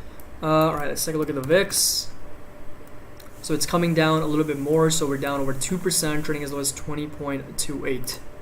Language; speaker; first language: English; native; English